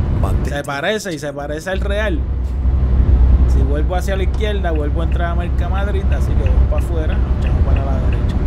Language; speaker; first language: Spanish; native; Spanish